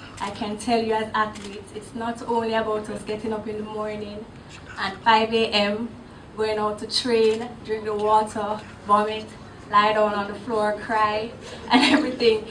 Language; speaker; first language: English; non-native, local second language; Jamaican Creole English